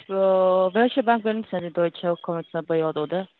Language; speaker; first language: German; non-native, learner; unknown